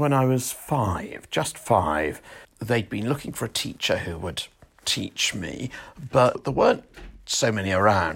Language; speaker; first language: English; native; English